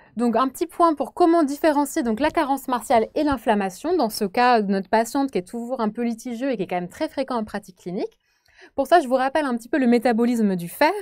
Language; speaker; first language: French; native; French